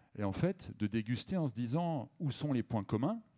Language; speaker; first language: French; native; French